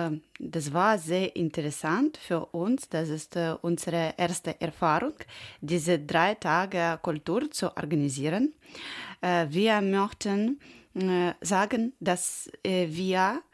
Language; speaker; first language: German; non-native, learner; Ukrainian